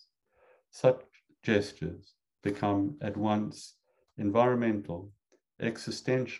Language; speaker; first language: English; native; English